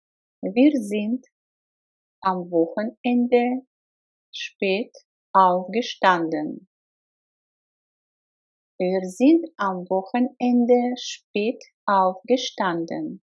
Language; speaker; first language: German; non-native, fluent; Russian